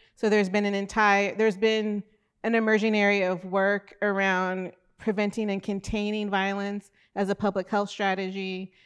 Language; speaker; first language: English; native; English